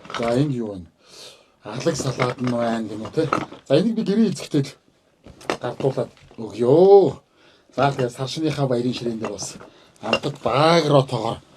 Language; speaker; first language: Mongolian; native; Mongolian